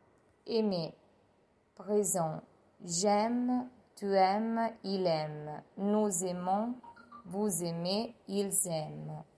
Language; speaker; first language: French; non-native, fluent; Italian